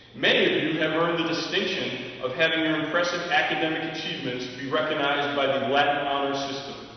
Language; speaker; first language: English; native; English